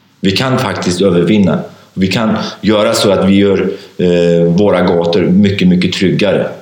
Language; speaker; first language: Swedish; non-native, fluent; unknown